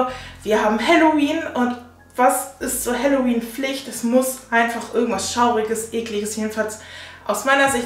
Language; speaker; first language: German; native; German